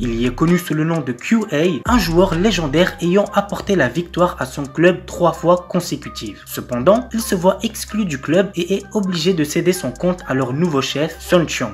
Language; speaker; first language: French; native; French